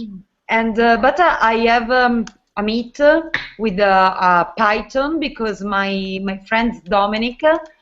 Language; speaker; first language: English; non-native, learner; Italian